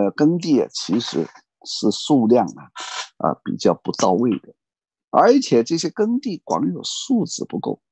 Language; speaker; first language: Chinese; native; Chinese